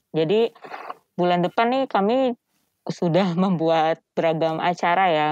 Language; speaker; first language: Indonesian; native; Indonesian